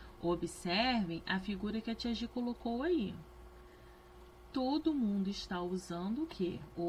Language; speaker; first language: Portuguese; native; Portuguese